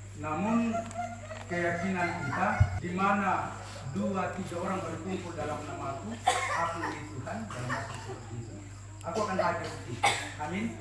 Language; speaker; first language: Indonesian; non-native, local second language; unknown